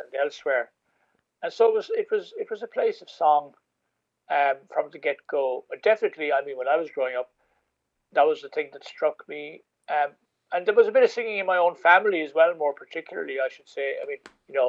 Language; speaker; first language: English; native; English